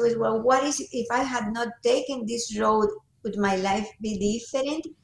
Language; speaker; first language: English; non-native, fluent; Spanish